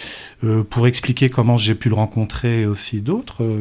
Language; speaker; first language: French; native; French